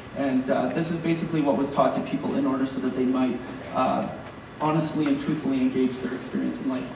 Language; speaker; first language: English; native; English